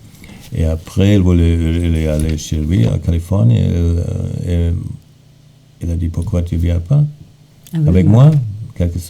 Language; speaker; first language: French; non-native, fluent; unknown